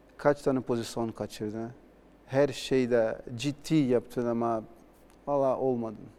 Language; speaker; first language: Turkish; non-native, learner; Portuguese